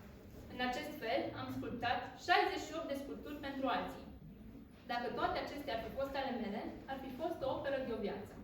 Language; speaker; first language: Romanian; native; Romanian